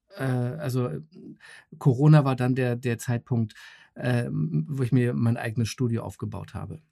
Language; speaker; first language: German; native; German